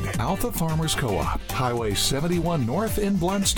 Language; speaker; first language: English; native; English